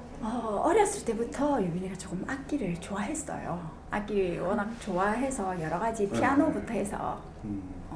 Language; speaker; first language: Korean; native; Korean